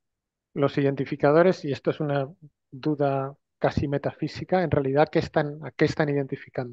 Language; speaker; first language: Spanish; native; Spanish